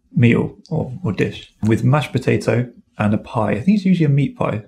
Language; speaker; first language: English; native; English